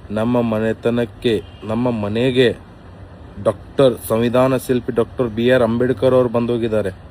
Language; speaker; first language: Kannada; native; Kannada